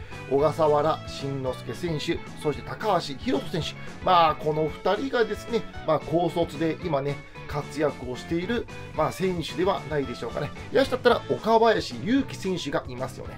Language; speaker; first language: Japanese; native; Japanese